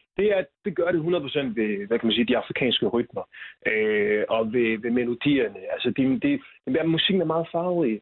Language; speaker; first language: Danish; early bilingual, other home language; Swahili